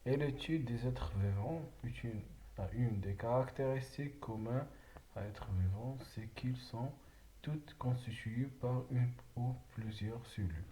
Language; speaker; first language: French; non-native, local second language; Arabic